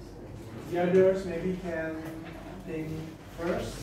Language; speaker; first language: English; non-native, fluent; Indonesian